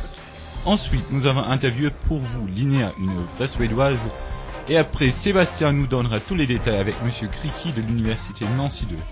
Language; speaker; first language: French; native; French